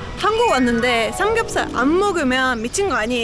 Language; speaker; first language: Korean; non-native, fluent; Estonian